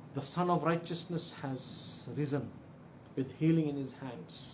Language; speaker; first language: English; non-native, local second language; Telugu